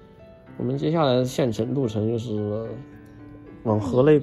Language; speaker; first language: Chinese; native; Chinese